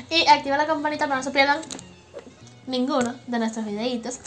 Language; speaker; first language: Spanish; native; Spanish